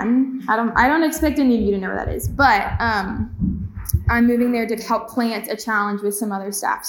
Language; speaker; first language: English; native; English